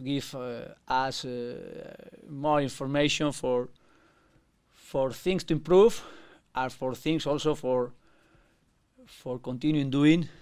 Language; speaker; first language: English; non-native, learner; Spanish